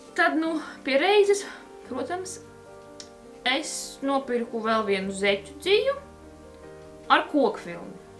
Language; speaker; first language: Latvian; native; Latvian